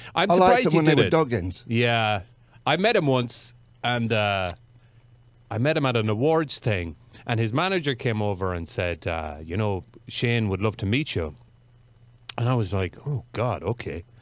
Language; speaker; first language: English; native; English